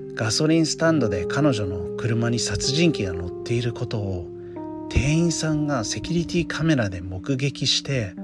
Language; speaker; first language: Japanese; non-native, fluent; English